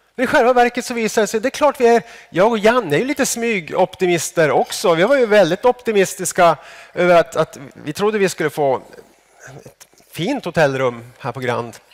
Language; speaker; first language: Swedish; native; Swedish